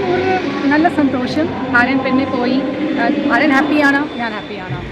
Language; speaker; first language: Malayalam; non-native, learner; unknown